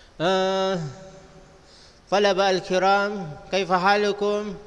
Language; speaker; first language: Arabic; non-native, fluent; Indonesian